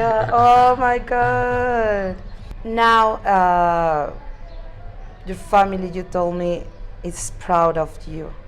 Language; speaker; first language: English; non-native, learner; Spanish